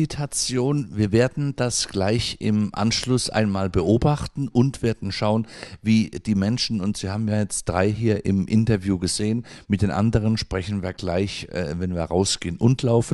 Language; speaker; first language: German; native; German